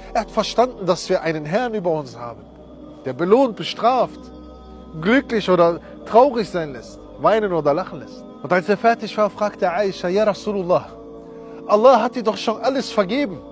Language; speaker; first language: German; early bilingual, other home language; Romany